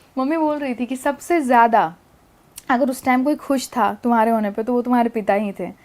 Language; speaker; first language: Hindi; native; Hindi